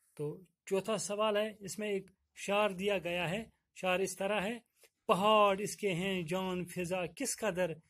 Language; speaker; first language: Urdu; non-native, local second language; Kashmiri